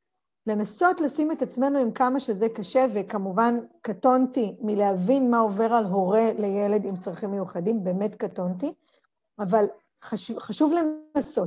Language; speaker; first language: Hebrew; native; Hebrew